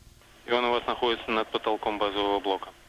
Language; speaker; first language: Russian; native; Russian